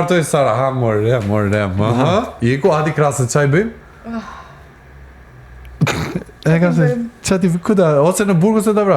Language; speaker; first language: Albanian; native; Albanian